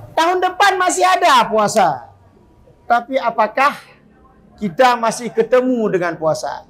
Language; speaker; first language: Malay; non-native, local second language; Achinese